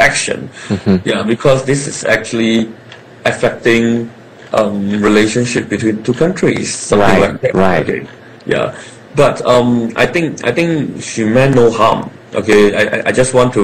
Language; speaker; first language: English; non-native, local second language; Chinese